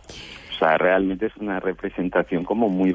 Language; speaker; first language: Spanish; native; Spanish